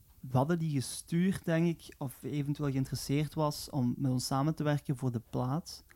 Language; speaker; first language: Dutch; native; Dutch